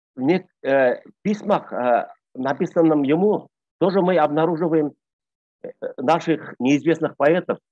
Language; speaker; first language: Russian; non-native, local second language; Bashkir